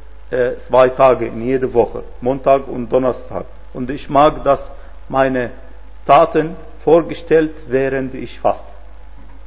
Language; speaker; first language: German; non-native, fluent; Arabic